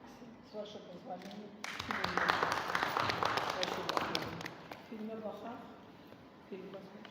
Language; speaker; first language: Russian; non-native, local second language; Azerbaijani